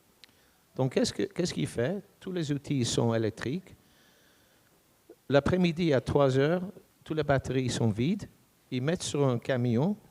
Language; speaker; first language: French; non-native, fluent; English